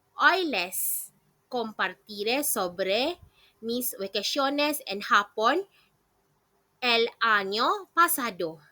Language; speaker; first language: Spanish; non-native, learner; Malay